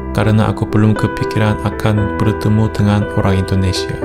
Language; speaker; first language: Indonesian; non-native, learner; Korean